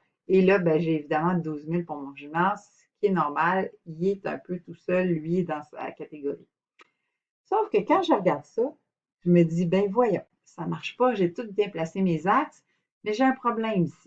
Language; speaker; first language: French; native; French